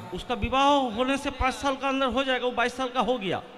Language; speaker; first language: Hindi; non-native, local second language; Bangla